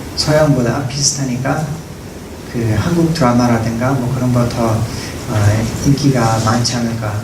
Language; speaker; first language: Korean; non-native, fluent; English